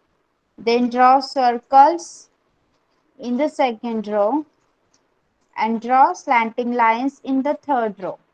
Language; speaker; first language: English; non-native, local second language; Marathi